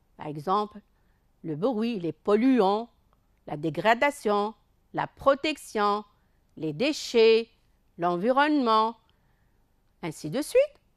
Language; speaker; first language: French; non-native, local second language; Arabic